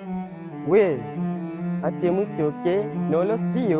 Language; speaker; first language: Spanish; non-native, learner; Malay